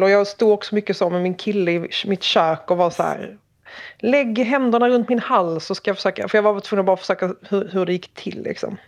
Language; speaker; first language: Swedish; native; Swedish